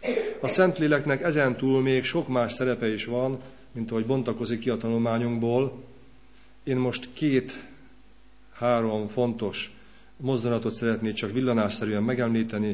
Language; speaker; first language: Hungarian; native; Hungarian